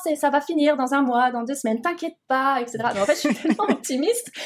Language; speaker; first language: French; native; French